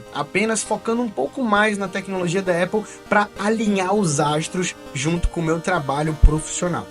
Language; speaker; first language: Portuguese; native; Portuguese